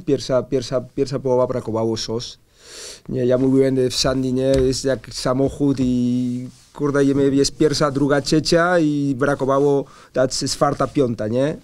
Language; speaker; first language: Polish; non-native, learner; Spanish